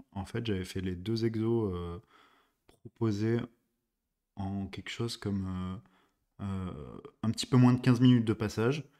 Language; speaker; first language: French; native; French